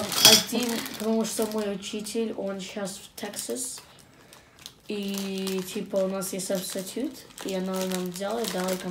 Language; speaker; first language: Russian; early bilingual, heritage; English